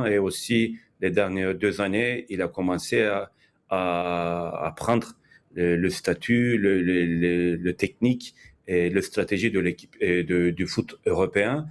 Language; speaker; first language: French; non-native, fluent; Turkish